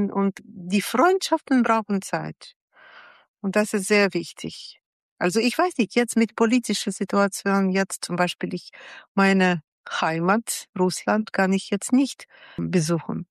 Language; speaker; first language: German; non-native, fluent; Russian